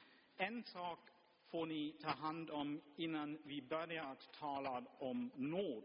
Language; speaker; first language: Swedish; non-native, fluent; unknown